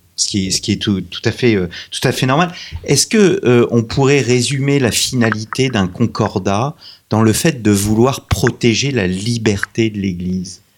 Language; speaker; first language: French; native; French